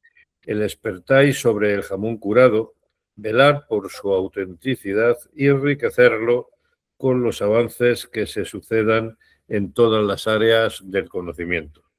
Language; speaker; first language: Spanish; native; Spanish